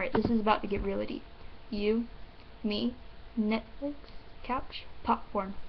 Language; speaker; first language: English; native; English